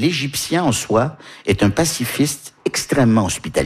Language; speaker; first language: French; early bilingual, other home language; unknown